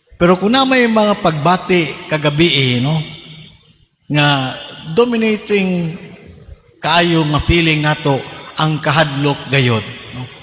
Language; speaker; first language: Cebuano; native; Cebuano